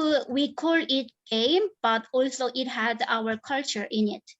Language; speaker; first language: English; non-native, fluent; Korean